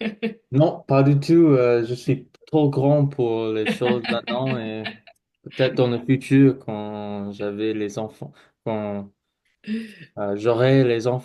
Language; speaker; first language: French; non-native, learner; English